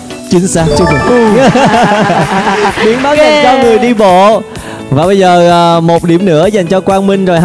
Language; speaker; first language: Vietnamese; native; Vietnamese